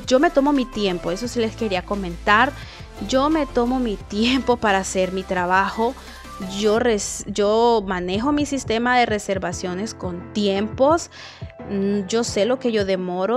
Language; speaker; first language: Spanish; native; Spanish